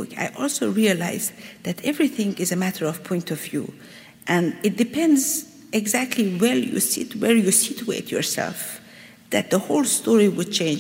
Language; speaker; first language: English; non-native, fluent; Persian